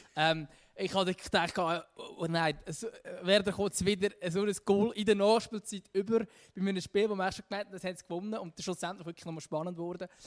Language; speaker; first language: German; native; German